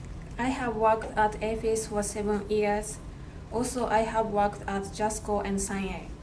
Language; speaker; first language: English; non-native, learner; Japanese